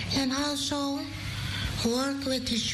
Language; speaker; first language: English; non-native, learner; Dutch